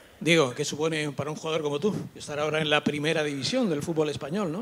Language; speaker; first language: Spanish; native; Spanish